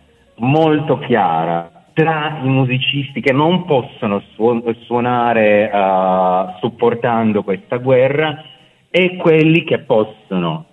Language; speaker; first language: Italian; non-native, fluent; Russian